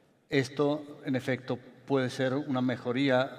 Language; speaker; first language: Spanish; non-native, fluent; Italian